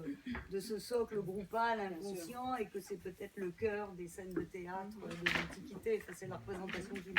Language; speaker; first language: French; native; French